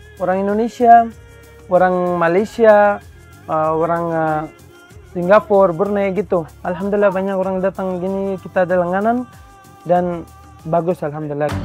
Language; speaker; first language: Indonesian; non-native, learner; Arabic